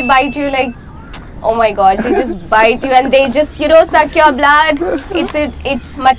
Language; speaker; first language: English; non-native, local second language; Hindi